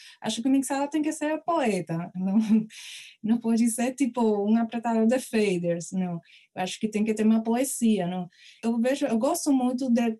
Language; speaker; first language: Portuguese; non-native, fluent; Spanish